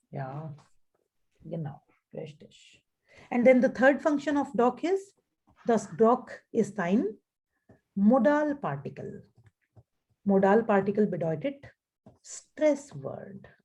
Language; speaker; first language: German; non-native, fluent; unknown